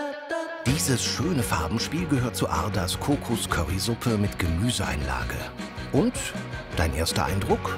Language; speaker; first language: German; native; German